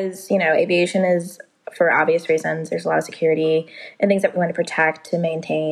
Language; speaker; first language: English; native; English